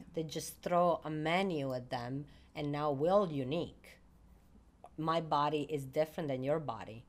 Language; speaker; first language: English; non-native, fluent; Italian